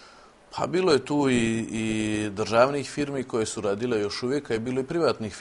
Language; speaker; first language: Serbian; native; Serbian